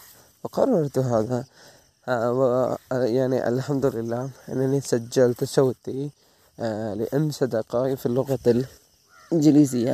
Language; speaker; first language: Arabic; non-native, learner; Malay